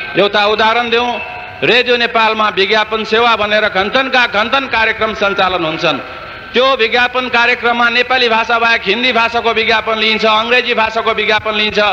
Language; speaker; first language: Nepali; non-native, local second language; Newari